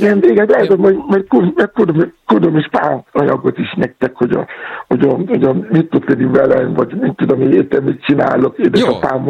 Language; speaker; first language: Hungarian; non-native, fluent; Yoruba